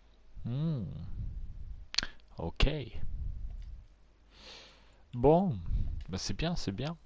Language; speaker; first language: French; native; French